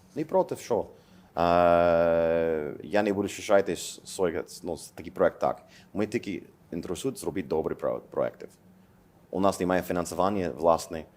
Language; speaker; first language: Ukrainian; non-native, learner; English